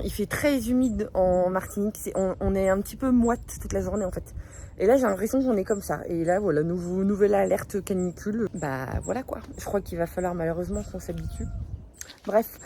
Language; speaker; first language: French; native; French